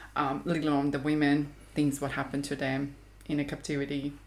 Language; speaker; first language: English; non-native, fluent; Croatian